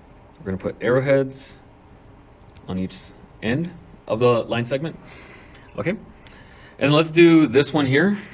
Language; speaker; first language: English; native; English